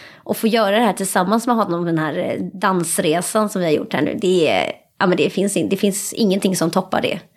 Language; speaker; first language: Swedish; native; Swedish